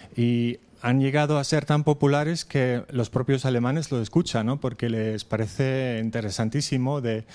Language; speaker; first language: Spanish; non-native, fluent; German